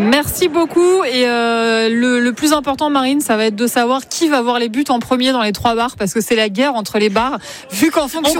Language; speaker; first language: French; native; French